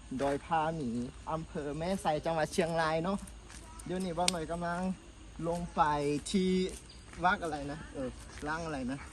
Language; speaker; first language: Thai; non-native, local second language; Akha